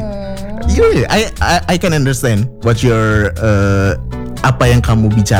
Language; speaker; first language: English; non-native, fluent; Indonesian